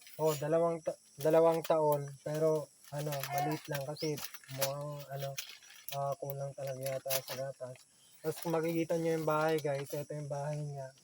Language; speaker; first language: Filipino; non-native, local second language; Chavacano